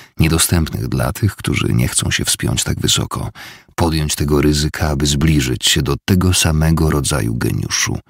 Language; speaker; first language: Polish; native; Polish